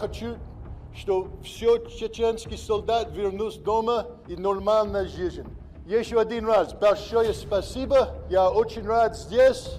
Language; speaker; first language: Russian; non-native, learner; English